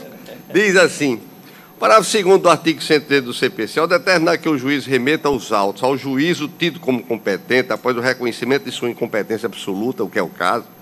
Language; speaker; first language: Portuguese; native; Portuguese